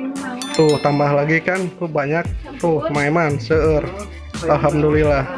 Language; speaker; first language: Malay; non-native, local second language; Sundanese